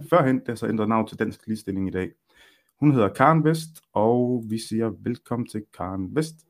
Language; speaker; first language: Danish; early bilingual, other home language; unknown